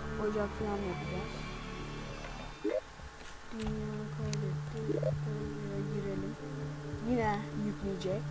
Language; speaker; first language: Turkish; native; Turkish